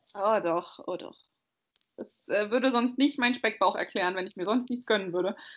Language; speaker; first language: German; native; German